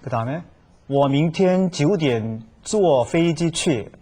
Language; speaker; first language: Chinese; non-native, fluent; Korean